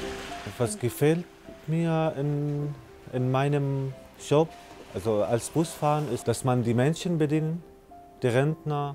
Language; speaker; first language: German; non-native, learner; Arabic